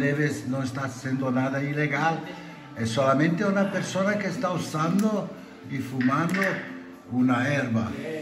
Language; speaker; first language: Spanish; non-native, fluent; Portuguese